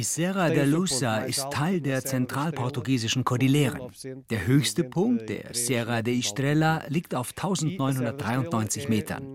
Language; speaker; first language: German; native; German